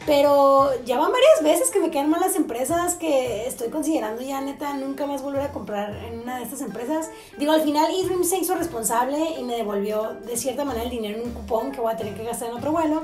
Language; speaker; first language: Spanish; native; Spanish